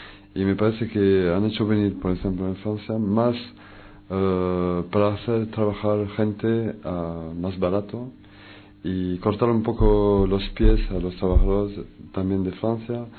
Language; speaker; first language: Spanish; non-native, fluent; French